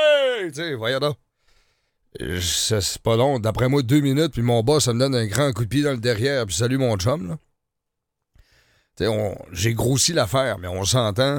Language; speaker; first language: French; native; French